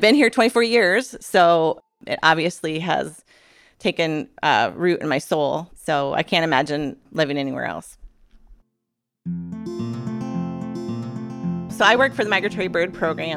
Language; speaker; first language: English; native; English